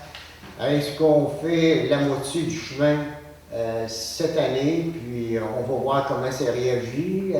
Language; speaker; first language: French; native; French